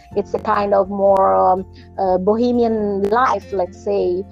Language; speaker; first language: English; non-native, fluent; Italian